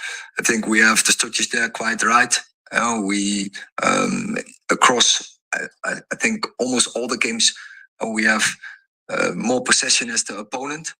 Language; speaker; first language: English; non-native, fluent; Dutch